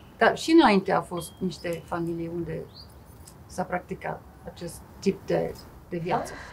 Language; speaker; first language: Romanian; non-native, fluent; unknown